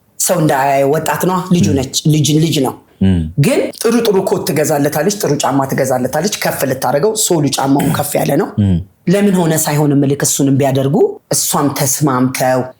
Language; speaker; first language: Amharic; native; Amharic